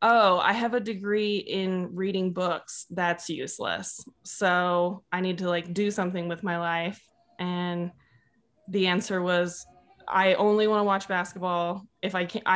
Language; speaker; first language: English; native; English